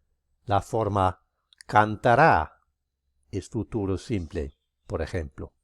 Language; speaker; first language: Spanish; non-native, fluent; English